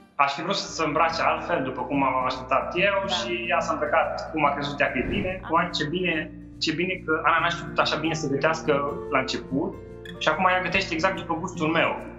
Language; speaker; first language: Romanian; native; Romanian